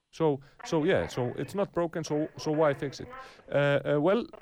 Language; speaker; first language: English; non-native, fluent; Icelandic